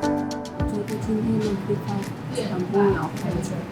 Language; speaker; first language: Chinese; non-native, learner; Mongolian